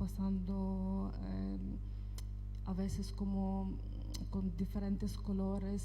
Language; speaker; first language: Spanish; non-native, fluent; Ukrainian